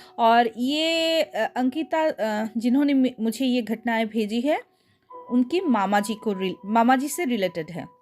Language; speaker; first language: Hindi; non-native, local second language; Bangla